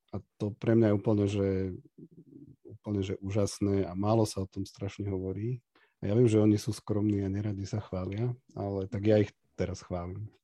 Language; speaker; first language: Slovak; native; Slovak